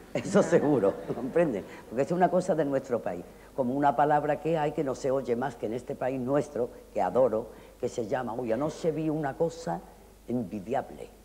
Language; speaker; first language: Spanish; native; Spanish